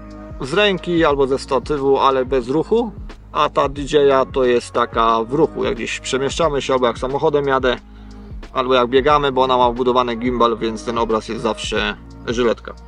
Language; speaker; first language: Polish; native; Polish